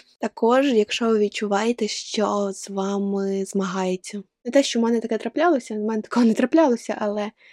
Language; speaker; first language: Ukrainian; non-native, local second language; Russian